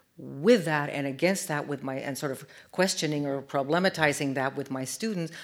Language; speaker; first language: English; early bilingual, other home language; Spanish